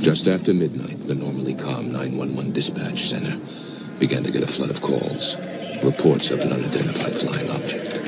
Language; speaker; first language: English; native; English